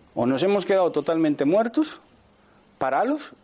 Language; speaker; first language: Spanish; native; Spanish